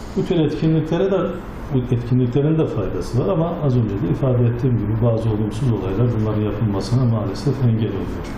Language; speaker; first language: Turkish; native; Turkish